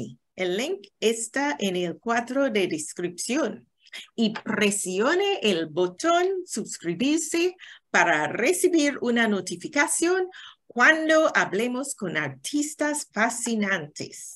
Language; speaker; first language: Spanish; non-native, learner; English